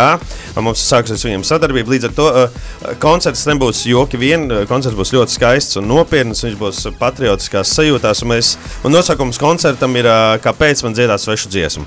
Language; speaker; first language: Latvian; native; Latvian